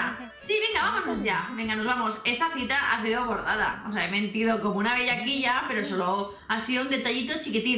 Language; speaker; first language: Spanish; native; Spanish